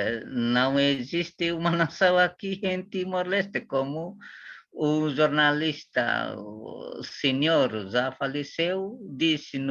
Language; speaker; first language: Portuguese; non-native, learner; Tetum